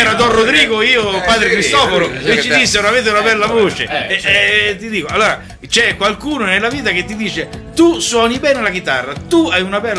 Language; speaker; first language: Italian; native; Italian